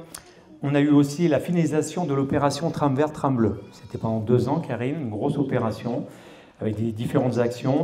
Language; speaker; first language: French; native; French